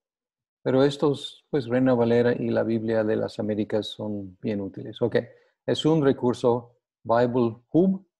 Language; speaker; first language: Spanish; non-native, fluent; English